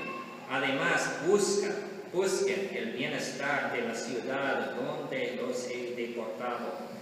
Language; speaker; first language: Spanish; non-native, learner; English